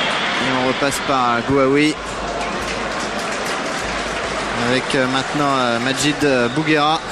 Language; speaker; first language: French; native; French